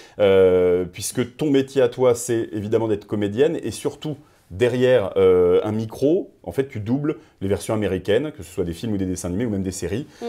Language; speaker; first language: French; native; French